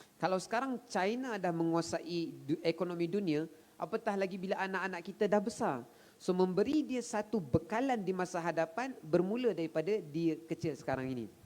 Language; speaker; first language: Malay; native; Malay